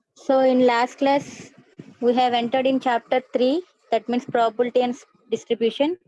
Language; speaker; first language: English; non-native, local second language; Telugu